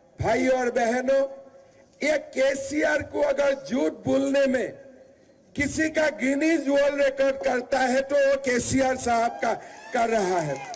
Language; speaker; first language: Hindi; non-native, local second language; Assamese